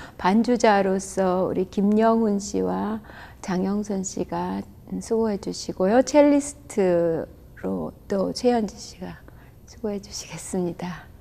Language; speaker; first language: Korean; native; Korean